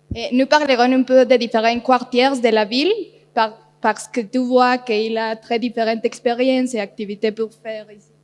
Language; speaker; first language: French; non-native, learner; Spanish